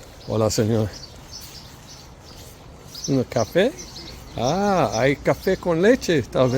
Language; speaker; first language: Spanish; non-native, learner; English